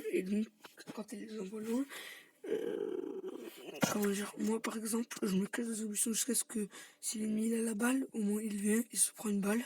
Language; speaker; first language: French; native; French